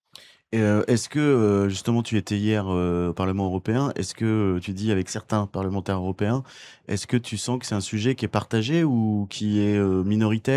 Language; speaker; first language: French; native; French